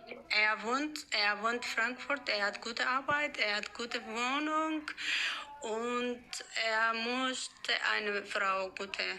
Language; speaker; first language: German; non-native, learner; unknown